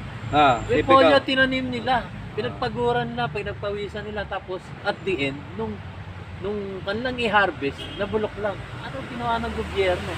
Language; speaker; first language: Filipino; native; Filipino